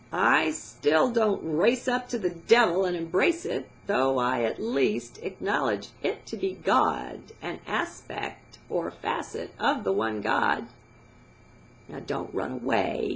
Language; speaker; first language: English; native; English